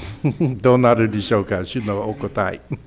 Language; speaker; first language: Japanese; non-native, fluent; English